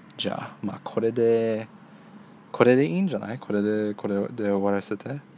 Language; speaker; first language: Japanese; early bilingual, heritage; Japanese